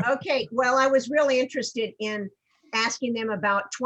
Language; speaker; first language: English; native; English